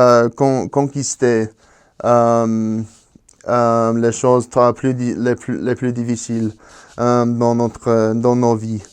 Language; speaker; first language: French; non-native, fluent; Spanish